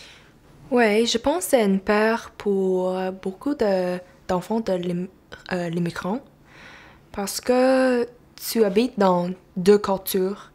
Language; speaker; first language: French; non-native, local second language; English